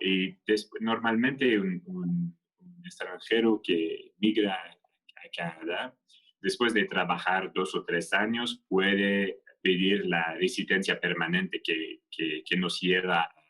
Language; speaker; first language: Spanish; non-native, fluent; French